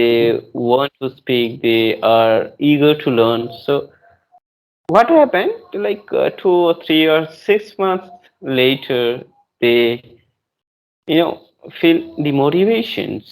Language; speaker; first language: English; non-native, learner; Bangla